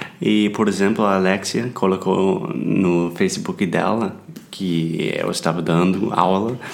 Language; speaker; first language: Portuguese; non-native, fluent; English